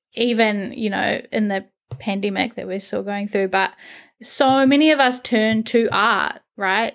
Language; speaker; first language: English; native; English